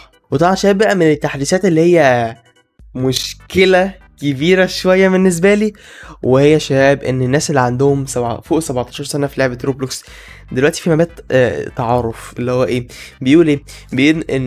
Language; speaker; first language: Arabic; native; Arabic